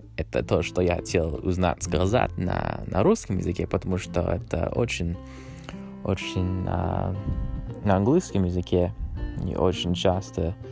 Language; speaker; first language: Russian; non-native, learner; English